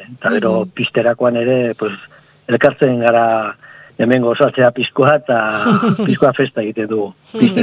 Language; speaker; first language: Basque; non-native, local second language; Spanish